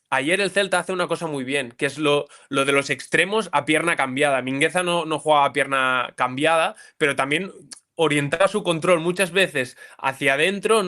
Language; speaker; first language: Spanish; native; Spanish